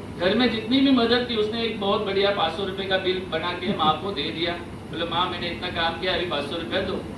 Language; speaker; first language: Hindi; non-native, local second language; Marathi